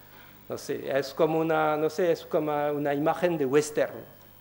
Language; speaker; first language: Spanish; non-native, learner; French